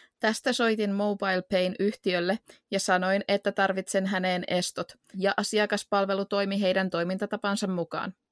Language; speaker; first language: Finnish; native; Finnish